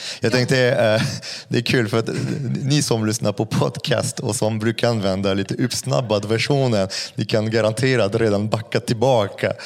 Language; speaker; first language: Swedish; non-native, fluent; French